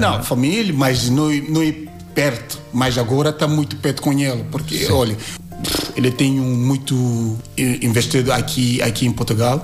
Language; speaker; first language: Portuguese; non-native, learner; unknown